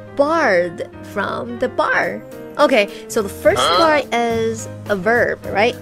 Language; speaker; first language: English; non-native, fluent; Chinese